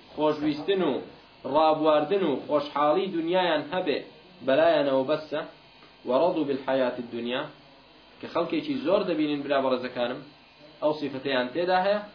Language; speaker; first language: Central Kurdish; non-native, local second language; Kurdish